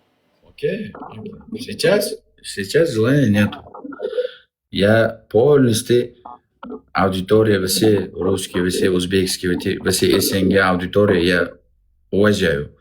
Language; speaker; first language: Russian; non-native, learner; Uzbek